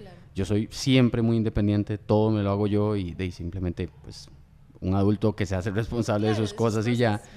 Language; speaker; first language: Spanish; native; Spanish